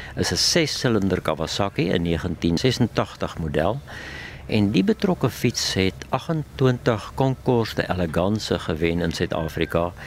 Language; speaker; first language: Afrikaans; native; Afrikaans